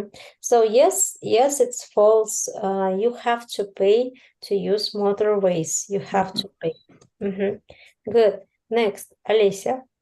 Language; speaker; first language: English; non-native, fluent; Russian